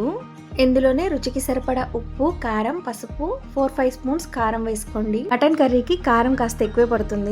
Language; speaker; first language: Telugu; native; Telugu